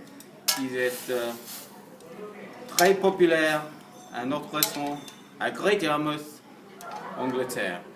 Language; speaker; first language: French; non-native, learner; English